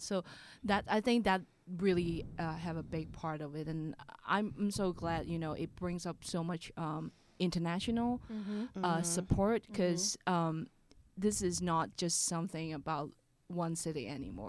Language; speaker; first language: English; non-native, local second language; Cantonese